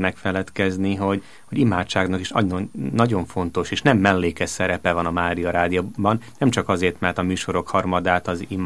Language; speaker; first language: Hungarian; native; Hungarian